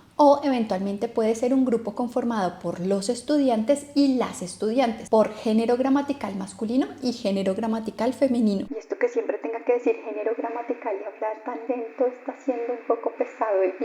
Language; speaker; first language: Spanish; native; Spanish